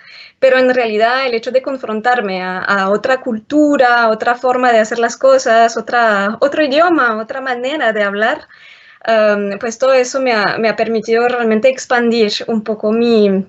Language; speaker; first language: Spanish; non-native, fluent; French